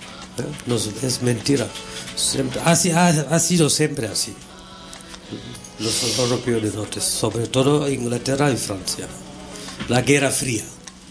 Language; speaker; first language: Spanish; non-native, fluent; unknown